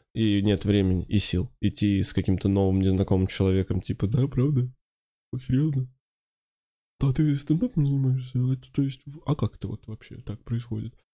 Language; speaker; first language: Russian; native; Russian